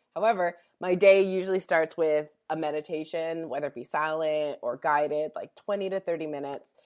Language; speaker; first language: English; native; English